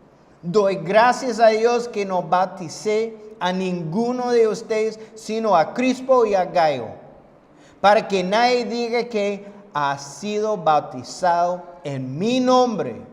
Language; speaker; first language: Spanish; non-native, fluent; English